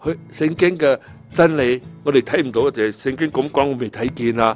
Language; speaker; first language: Cantonese; native; Cantonese